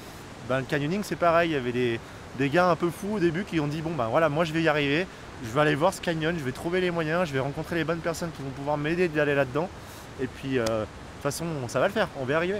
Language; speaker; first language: French; native; French